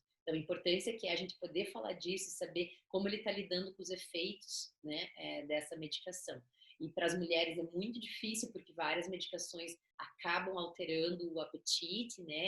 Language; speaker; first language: Portuguese; native; Portuguese